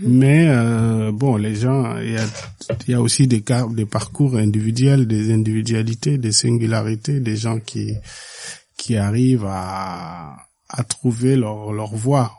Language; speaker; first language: French; non-native, local second language; Fula